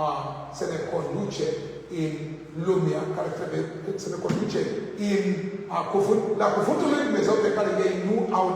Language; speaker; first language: Romanian; non-native, learner; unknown